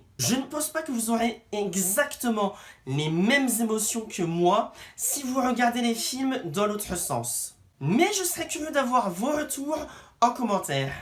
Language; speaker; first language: French; native; French